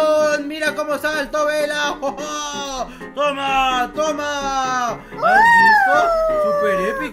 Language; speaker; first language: Spanish; native; Spanish